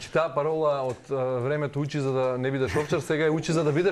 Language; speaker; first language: Macedonian; native; Macedonian